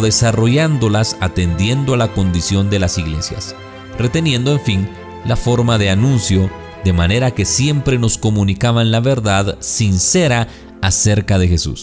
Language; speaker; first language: Spanish; native; Spanish